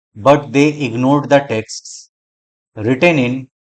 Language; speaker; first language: English; non-native, local second language; Hindi